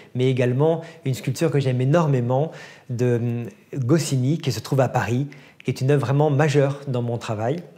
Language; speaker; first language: French; native; French